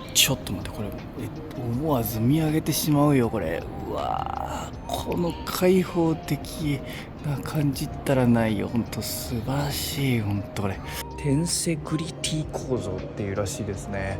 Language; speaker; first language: Japanese; native; Japanese